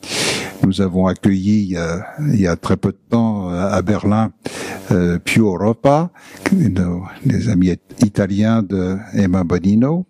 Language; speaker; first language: French; native; French